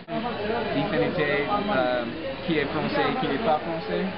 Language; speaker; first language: French; non-native, learner; English